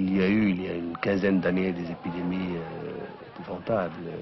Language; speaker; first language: French; non-native, local second language; Arabic